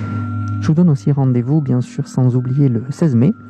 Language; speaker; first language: French; native; French